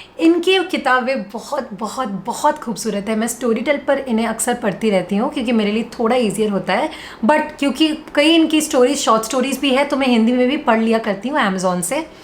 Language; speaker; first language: Hindi; non-native, local second language; Bangla